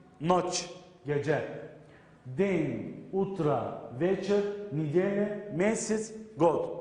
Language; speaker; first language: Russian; non-native, learner; Turkish